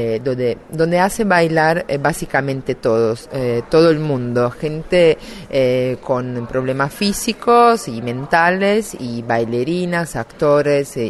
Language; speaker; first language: Spanish; non-native, fluent; Italian